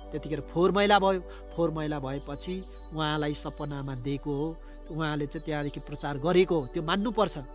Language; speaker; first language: Nepali; non-native, local second language; Limburgish